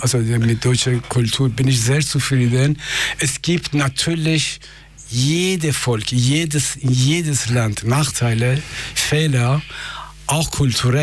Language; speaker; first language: German; non-native, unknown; Persian